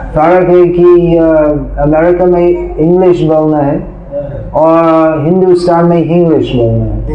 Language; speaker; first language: Hindi; non-native, fluent; English